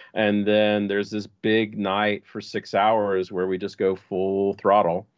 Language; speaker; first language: English; native; English